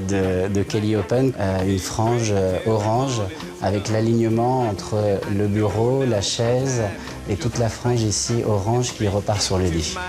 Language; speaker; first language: French; native; French